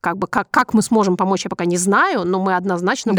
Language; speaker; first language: Russian; native; Russian